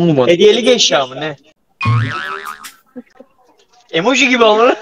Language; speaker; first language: Turkish; native; Turkish